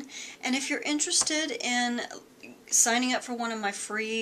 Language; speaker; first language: English; native; English